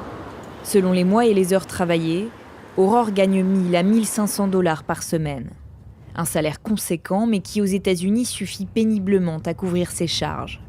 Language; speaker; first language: French; native; French